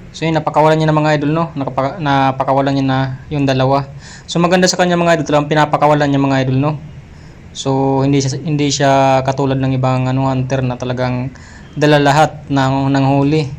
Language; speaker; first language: Filipino; non-native, local second language; Bikol